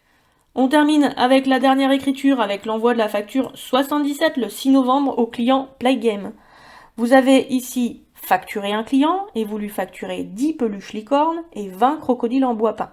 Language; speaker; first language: French; native; French